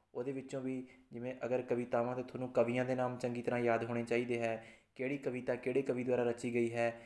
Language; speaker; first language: Hindi; non-native, local second language; Punjabi